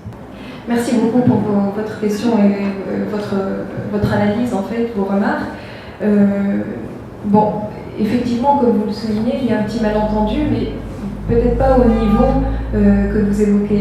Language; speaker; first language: French; non-native, local second language; Arabic